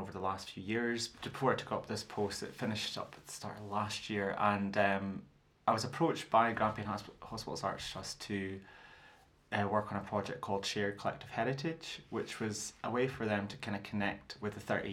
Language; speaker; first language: English; native; English